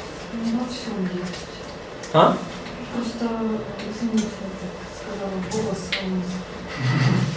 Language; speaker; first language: Russian; native; Russian